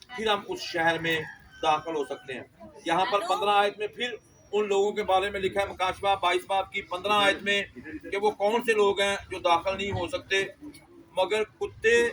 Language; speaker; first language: Urdu; non-native, local second language; Punjabi